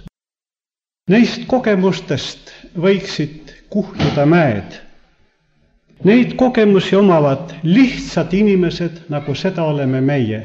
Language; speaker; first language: Estonian; native; Estonian